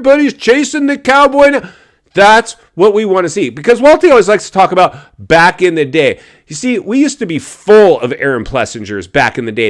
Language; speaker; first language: English; native; English